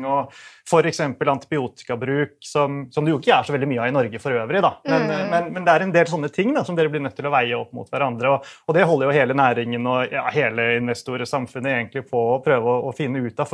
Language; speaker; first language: Norwegian; native; Norwegian